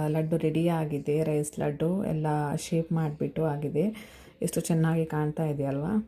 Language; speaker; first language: Kannada; non-native, local second language; Konkani